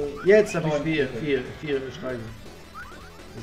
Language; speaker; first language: German; non-native, learner; French